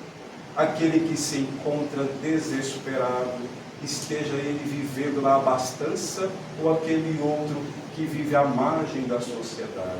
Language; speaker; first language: Portuguese; native; Portuguese